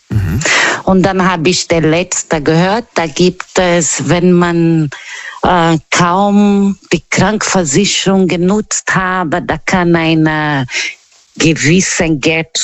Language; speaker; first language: German; non-native, learner; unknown